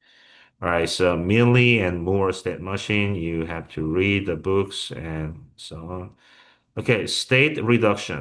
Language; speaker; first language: English; non-native, fluent; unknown